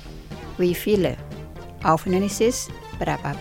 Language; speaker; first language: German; non-native, fluent; Indonesian